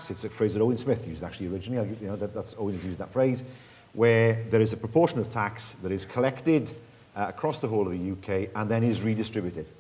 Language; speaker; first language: English; native; English